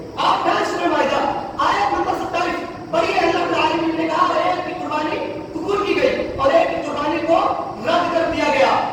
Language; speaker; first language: Urdu; native; Urdu